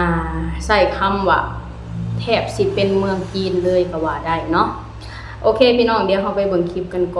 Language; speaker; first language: Thai; non-native, local second language; Lao